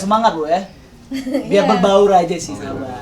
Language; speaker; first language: Indonesian; native; Indonesian